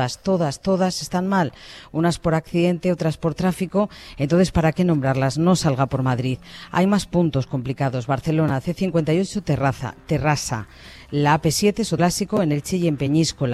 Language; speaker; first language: Spanish; native; Spanish